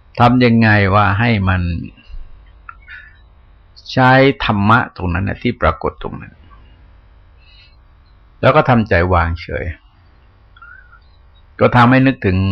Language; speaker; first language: Thai; native; Thai